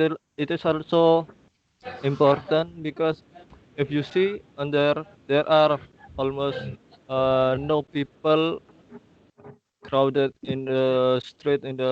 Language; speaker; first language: English; non-native, learner; Indonesian